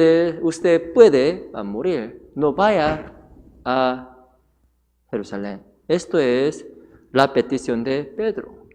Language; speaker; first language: Spanish; non-native, fluent; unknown